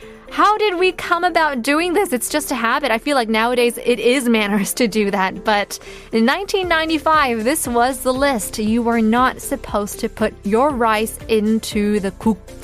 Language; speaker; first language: English; early bilingual, other home language; Korean